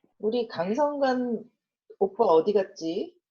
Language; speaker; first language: Korean; native; Korean